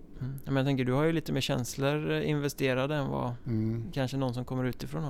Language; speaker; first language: Swedish; native; Swedish